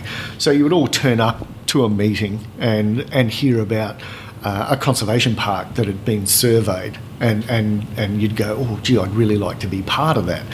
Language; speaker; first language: English; native; English